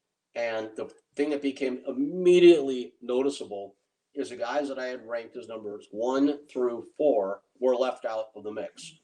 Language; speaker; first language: English; native; English